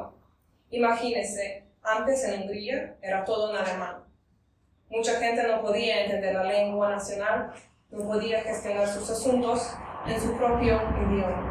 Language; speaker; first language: Spanish; non-native, fluent; Hungarian